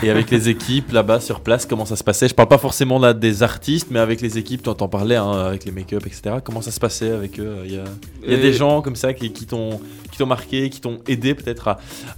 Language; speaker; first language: French; native; French